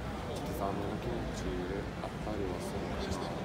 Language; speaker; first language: Japanese; native; Japanese